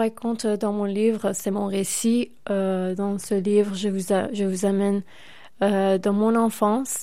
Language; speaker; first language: French; non-native, fluent; Persian